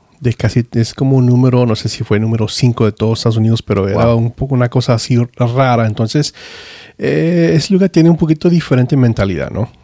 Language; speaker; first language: Spanish; early bilingual, heritage; Spanish